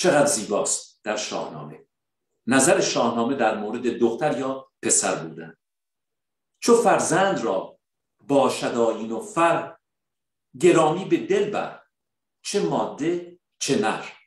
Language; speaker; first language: Persian; native; Persian